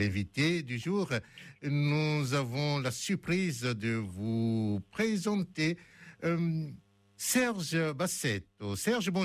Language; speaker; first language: French; native; French